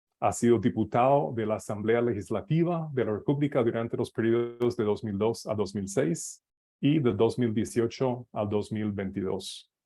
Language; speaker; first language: Spanish; non-native, fluent; English